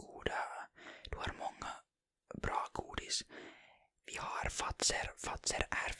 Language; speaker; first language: Swedish; non-native, learner; Finnish